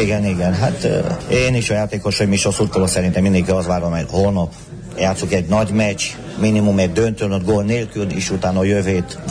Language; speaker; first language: Hungarian; non-native, learner; Romanian